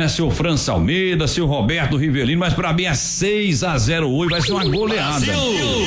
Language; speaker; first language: Portuguese; native; Portuguese